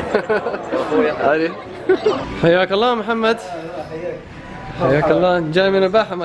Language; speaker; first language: Arabic; native; Arabic